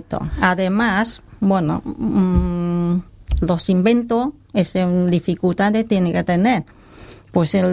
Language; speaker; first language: Spanish; non-native, learner; Khmer